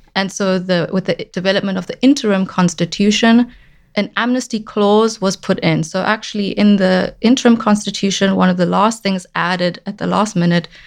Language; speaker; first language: English; native; English